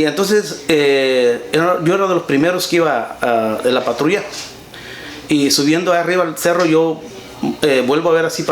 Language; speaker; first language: Spanish; native; Spanish